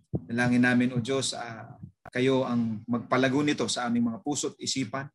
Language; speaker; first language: Filipino; native; Filipino